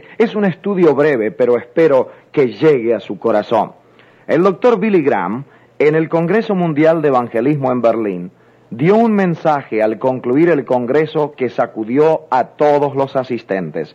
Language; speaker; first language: Spanish; native; Spanish